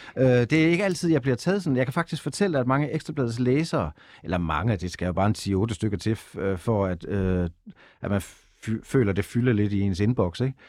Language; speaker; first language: Danish; native; Danish